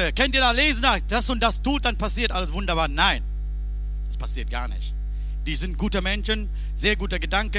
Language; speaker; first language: German; non-native, learner; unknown